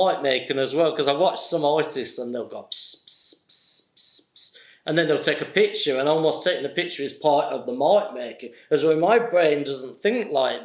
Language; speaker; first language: English; native; English